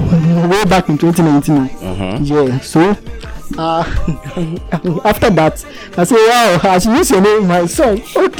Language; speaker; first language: English; non-native, local second language; Akan